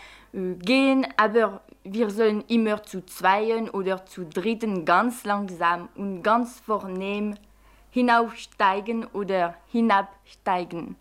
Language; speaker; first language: German; non-native, fluent; French